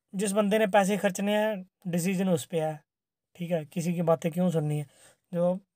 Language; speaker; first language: Hindi; native; Hindi